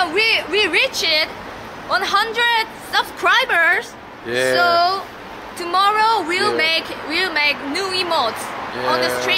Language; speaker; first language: English; non-native, learner; Korean